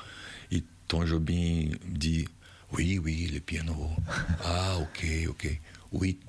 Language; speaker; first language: French; non-native, learner; Portuguese